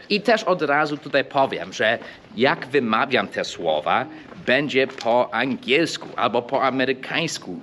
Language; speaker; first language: Polish; early bilingual, heritage; English